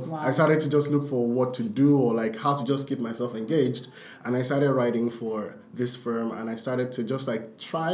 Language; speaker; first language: English; non-native, local second language; Yoruba